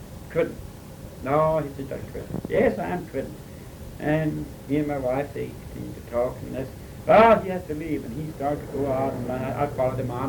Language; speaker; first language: English; early bilingual, other home language; German